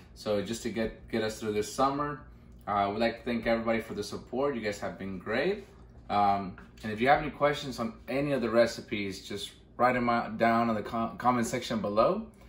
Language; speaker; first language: English; early bilingual, other home language; Spanish